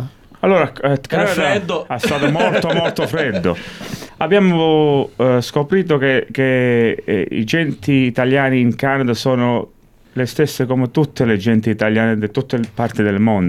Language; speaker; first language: Italian; early bilingual, heritage; English